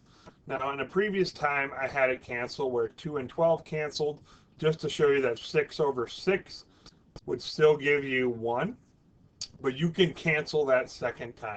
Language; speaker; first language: English; native; English